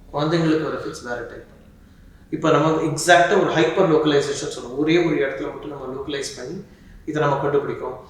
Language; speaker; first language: Tamil; native; Tamil